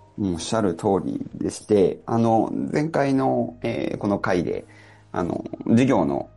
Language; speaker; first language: Japanese; native; Japanese